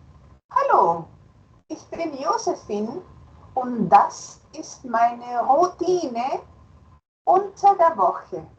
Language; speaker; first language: German; non-native, fluent; Spanish